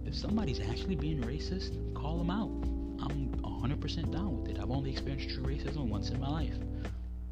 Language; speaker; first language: English; native; English